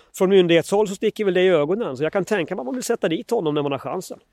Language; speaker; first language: Swedish; native; Swedish